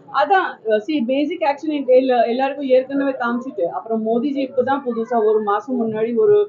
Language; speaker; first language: Tamil; non-native, local second language; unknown